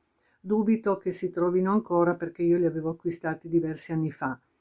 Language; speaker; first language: Italian; native; Italian